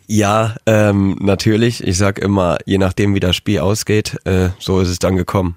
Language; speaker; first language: German; native; German